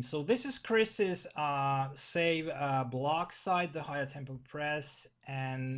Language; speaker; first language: English; non-native, fluent; Finnish